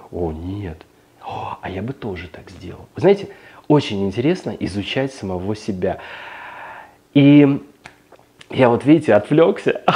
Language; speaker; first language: Russian; native; Russian